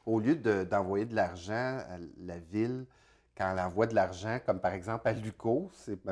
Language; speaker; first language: French; native; French